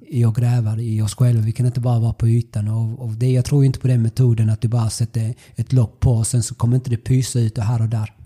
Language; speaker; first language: Swedish; early bilingual, other home language; Spanish